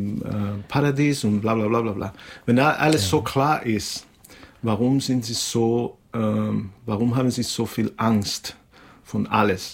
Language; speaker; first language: German; non-native, fluent; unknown